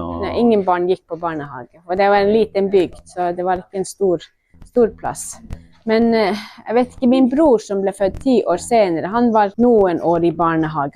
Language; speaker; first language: Norwegian; non-native, local second language; Northern Sami